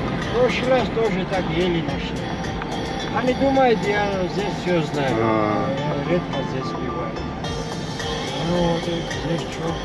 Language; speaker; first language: Russian; non-native, learner; Georgian